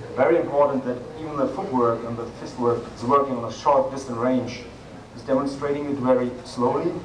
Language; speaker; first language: English; non-native, fluent; German